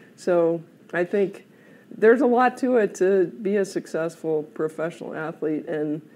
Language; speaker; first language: English; native; English